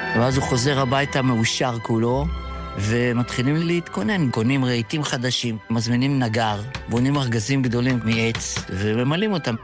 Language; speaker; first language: Hebrew; early bilingual, other home language; Yiddish